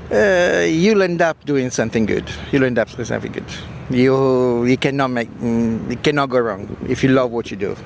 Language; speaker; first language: English; non-native, fluent; Italian